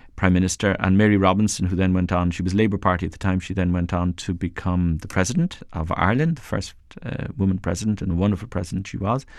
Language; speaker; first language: English; native; English